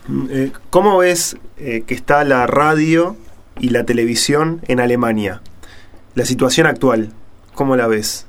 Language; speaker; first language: Spanish; native; Spanish